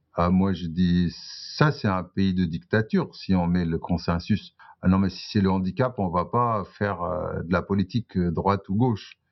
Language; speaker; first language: French; non-native, local second language; Arabic